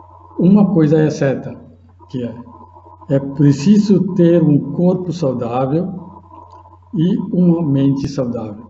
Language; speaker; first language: Portuguese; non-native, fluent; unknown